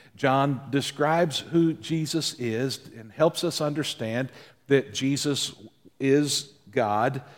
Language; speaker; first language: English; native; English